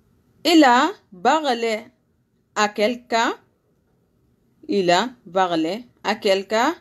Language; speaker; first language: French; non-native, learner; Arabic